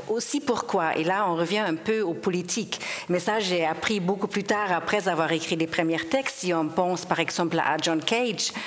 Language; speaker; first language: French; non-native, fluent; German